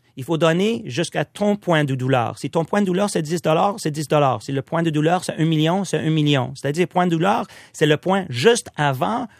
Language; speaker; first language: French; non-native, local second language; English